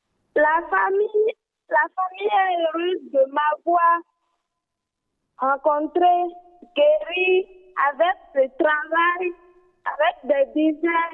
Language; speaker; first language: French; non-native, learner; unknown